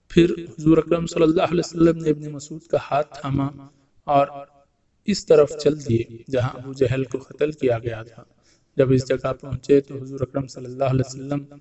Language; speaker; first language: Urdu; native; Urdu